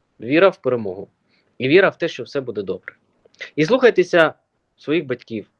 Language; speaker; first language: Ukrainian; native; Ukrainian